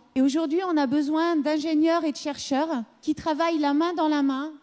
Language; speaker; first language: French; native; French